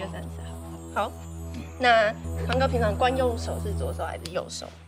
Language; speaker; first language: Chinese; native; Chinese